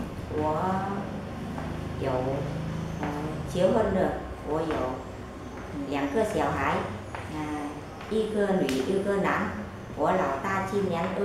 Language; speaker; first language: Chinese; non-native, learner; Vietnamese